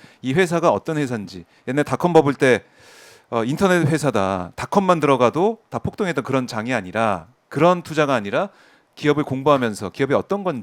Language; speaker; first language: Korean; native; Korean